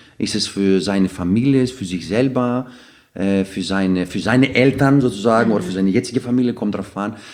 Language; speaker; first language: German; non-native, fluent; Greek